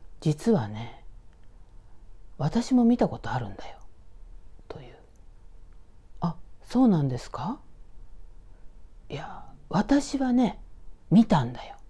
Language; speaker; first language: Japanese; native; Japanese